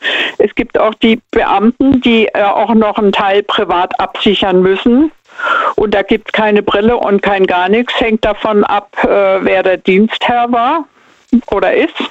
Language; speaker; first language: German; native; German